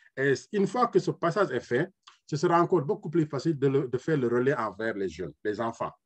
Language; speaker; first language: French; non-native, local second language; Wolof